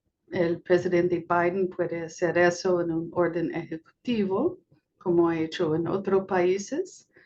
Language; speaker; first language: Spanish; non-native, fluent; English